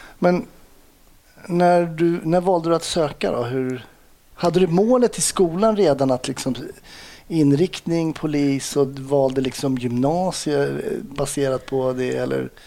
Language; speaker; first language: Swedish; native; Swedish